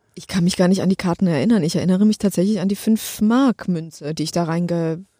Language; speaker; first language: German; early bilingual, other home language; Polish